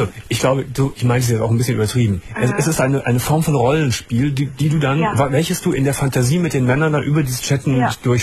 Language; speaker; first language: German; native; German